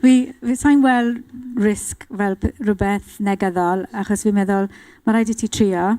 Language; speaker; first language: Welsh; non-native, local second language; English